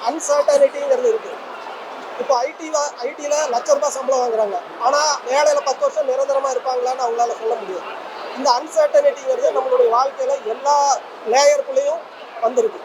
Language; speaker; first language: Tamil; native; Tamil